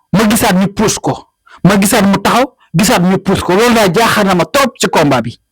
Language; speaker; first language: Wolof; native; Wolof